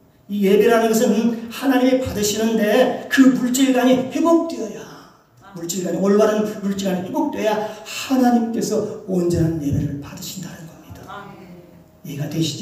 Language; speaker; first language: Korean; native; Korean